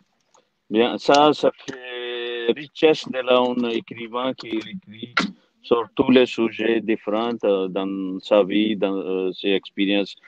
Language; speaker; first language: French; non-native, learner; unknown